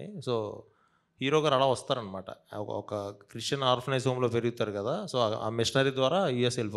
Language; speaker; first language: Telugu; native; Telugu